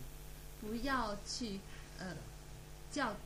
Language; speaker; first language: Chinese; native; Chinese